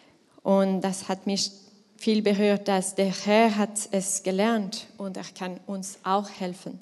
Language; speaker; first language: German; non-native, learner; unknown